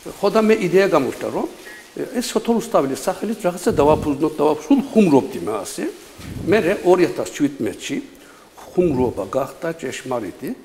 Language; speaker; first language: Georgian; non-native, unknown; Turkish